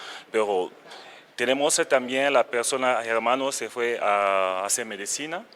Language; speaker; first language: Spanish; non-native, learner; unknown